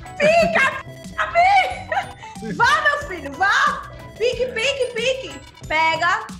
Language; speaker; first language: Portuguese; native; Portuguese